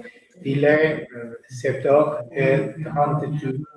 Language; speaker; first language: French; non-native, learner; Portuguese